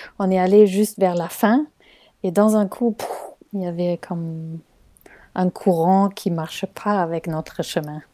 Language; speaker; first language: French; non-native, fluent; German